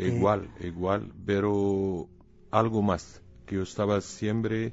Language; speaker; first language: Spanish; non-native, learner; Arabic